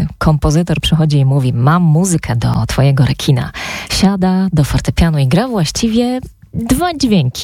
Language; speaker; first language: Polish; native; Polish